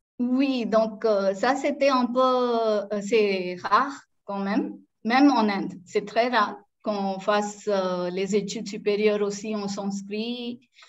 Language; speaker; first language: French; non-native, local second language; Marathi